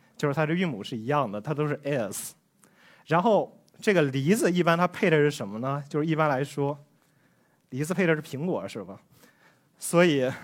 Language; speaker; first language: Chinese; native; Chinese